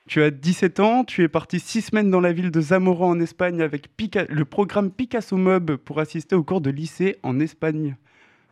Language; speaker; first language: French; native; French